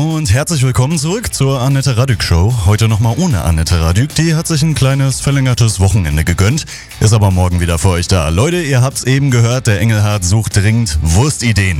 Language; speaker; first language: German; native; German